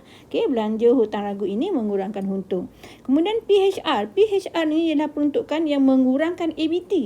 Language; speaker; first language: Malay; native; Malay